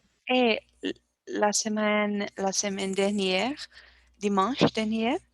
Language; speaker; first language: French; non-native, learner; Portuguese